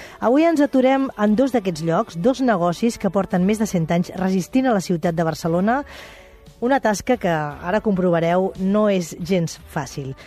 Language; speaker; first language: Catalan; native; Catalan